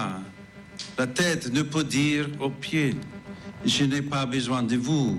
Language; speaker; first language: French; non-native, fluent; English